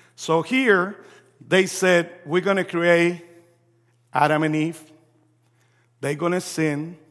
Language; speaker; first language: English; early bilingual, other home language; Spanish